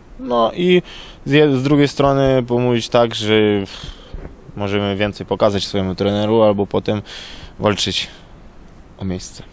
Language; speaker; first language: Polish; non-native, learner; Ukrainian